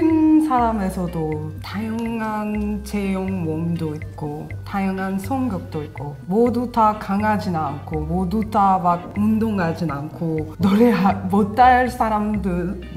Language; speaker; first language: Korean; non-native, learner; French